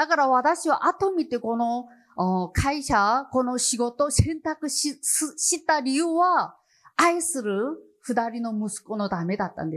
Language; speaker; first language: Japanese; non-native, learner; Chinese